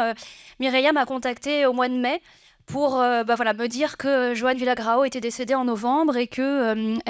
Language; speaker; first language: French; native; French